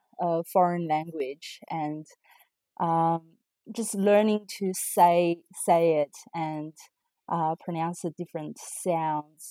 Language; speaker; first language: English; non-native, fluent; Chinese